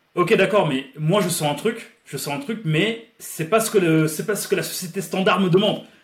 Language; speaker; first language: French; native; French